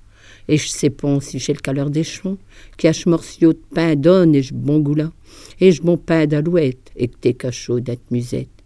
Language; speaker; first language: French; native; French